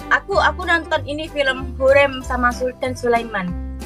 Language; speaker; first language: Indonesian; native; Indonesian